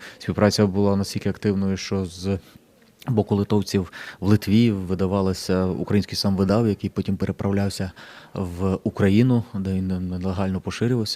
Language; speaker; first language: Ukrainian; native; Ukrainian